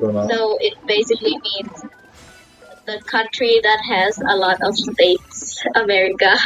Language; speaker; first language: English; non-native, fluent; Thai